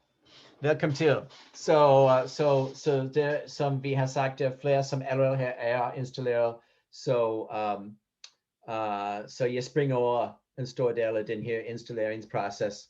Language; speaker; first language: Danish; non-native, fluent; English